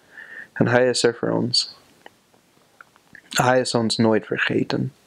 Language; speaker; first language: Dutch; non-native, fluent; English